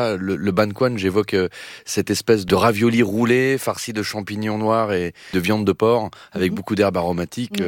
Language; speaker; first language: French; native; French